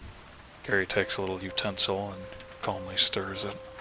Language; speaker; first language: English; native; English